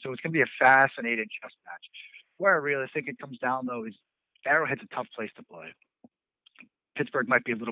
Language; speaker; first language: English; native; English